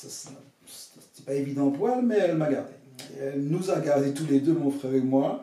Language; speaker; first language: French; non-native, fluent; English